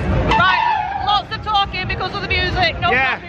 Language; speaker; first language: English; native; English